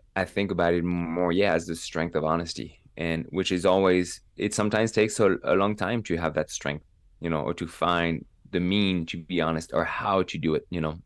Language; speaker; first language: English; non-native, fluent; French